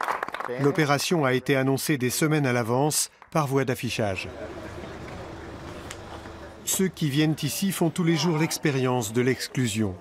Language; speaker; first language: French; native; French